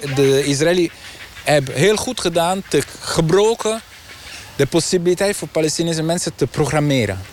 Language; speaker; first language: Dutch; non-native, learner; Italian